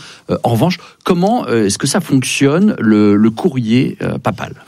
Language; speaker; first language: French; native; French